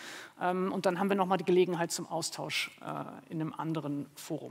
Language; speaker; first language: German; native; German